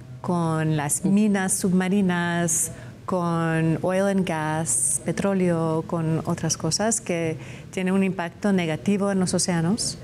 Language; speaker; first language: Spanish; non-native, fluent; English